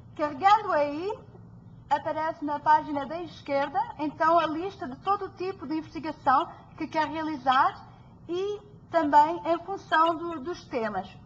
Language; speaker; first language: Portuguese; early bilingual, heritage; Portuguese